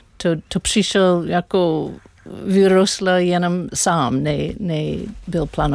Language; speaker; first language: Czech; non-native, learner; English